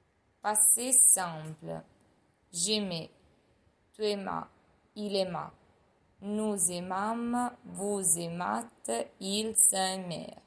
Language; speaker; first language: French; non-native, fluent; Italian